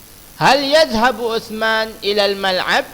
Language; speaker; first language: Arabic; non-native, fluent; Indonesian